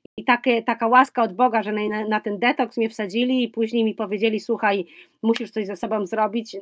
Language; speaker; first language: Polish; native; Polish